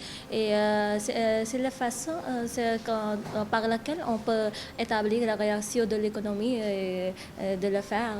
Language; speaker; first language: French; non-native, learner; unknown